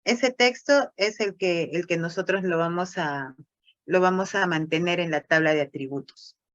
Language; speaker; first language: Spanish; native; Spanish